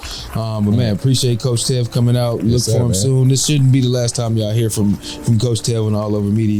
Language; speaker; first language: English; native; English